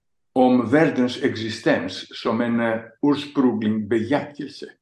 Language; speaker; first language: Swedish; non-native, fluent; Greek